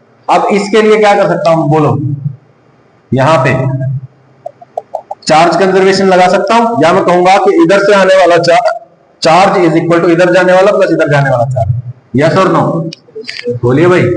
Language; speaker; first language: Hindi; native; Hindi